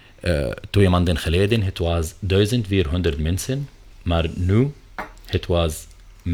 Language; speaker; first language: Dutch; non-native, learner; Arabic